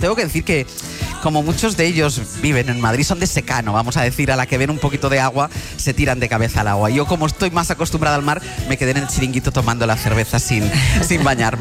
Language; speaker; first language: Spanish; native; Spanish